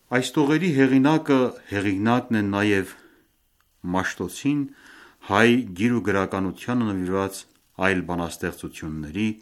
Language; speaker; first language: Armenian; early bilingual, heritage; Armenian